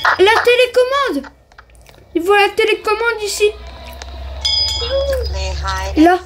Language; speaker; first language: French; native; French